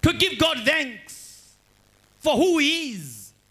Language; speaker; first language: English; non-native, local second language; Swahili